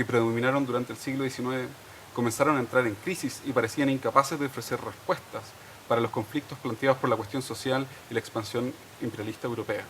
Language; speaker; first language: Spanish; native; Spanish